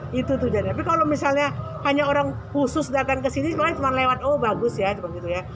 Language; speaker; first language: Indonesian; native; Indonesian